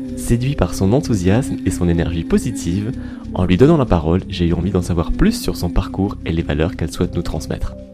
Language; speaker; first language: French; native; French